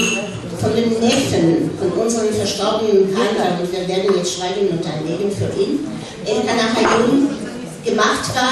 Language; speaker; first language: German; non-native, fluent; Russian